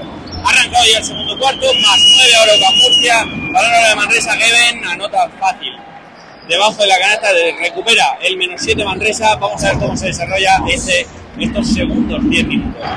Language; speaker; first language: Spanish; native; Spanish